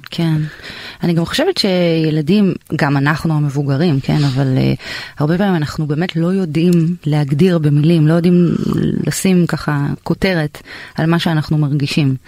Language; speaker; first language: Hebrew; native; Hebrew